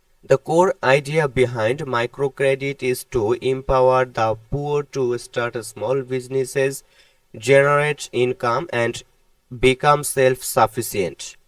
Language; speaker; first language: English; non-native, local second language; Bangla